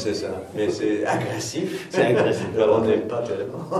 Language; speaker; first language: French; non-native, fluent; English